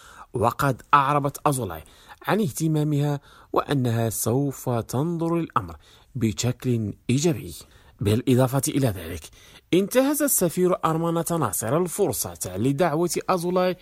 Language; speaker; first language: Arabic; non-native, fluent; Indonesian